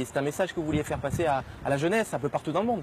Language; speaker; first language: French; native; French